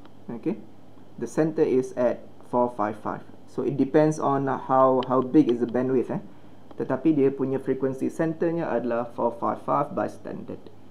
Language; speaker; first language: English; non-native, local second language; Malay